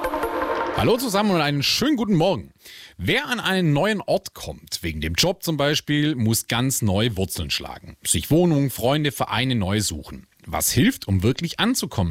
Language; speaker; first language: German; native; German